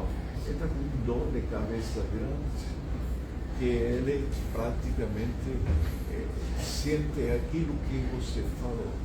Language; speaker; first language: Portuguese; non-native, fluent; Spanish